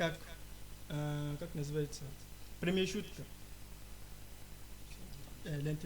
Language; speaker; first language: Russian; non-native, learner; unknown